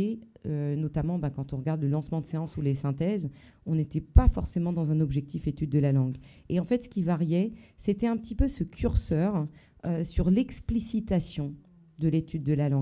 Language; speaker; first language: French; native; French